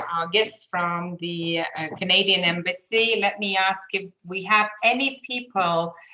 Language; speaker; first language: English; non-native, fluent; Lithuanian